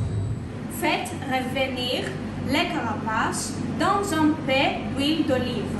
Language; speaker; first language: French; non-native, learner; Greek